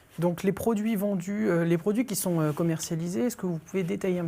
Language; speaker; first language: French; native; French